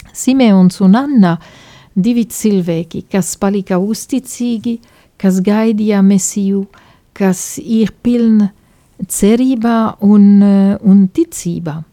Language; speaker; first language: Latvian; non-native, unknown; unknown